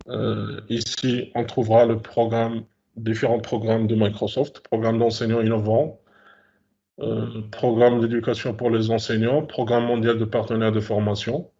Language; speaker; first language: French; non-native, local second language; Arabic